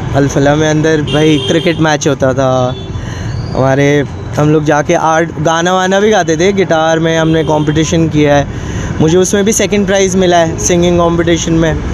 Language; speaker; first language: Hindi; non-native, local second language; Manipuri